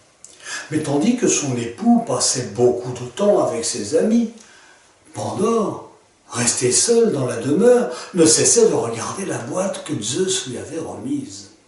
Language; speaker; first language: French; native; French